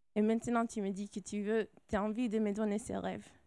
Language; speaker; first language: French; non-native, fluent; English